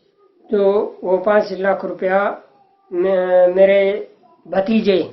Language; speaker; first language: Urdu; non-native, local second language; Sindhi